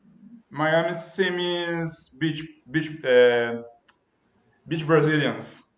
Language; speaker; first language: English; non-native, learner; Portuguese